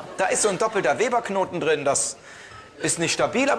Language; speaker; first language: German; native; German